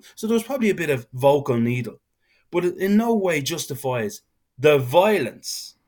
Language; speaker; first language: English; native; English